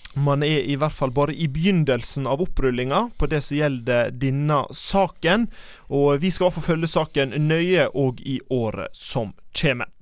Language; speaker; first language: Norwegian; native; Norwegian